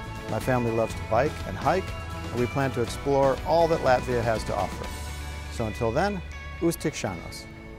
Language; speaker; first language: English; native; English